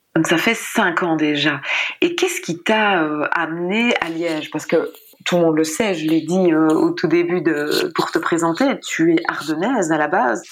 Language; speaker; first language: French; native; French